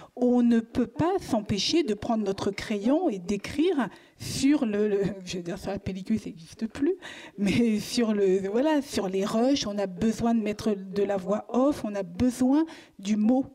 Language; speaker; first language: French; native; French